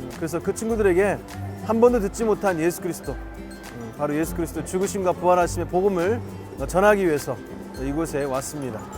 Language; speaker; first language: Korean; native; Korean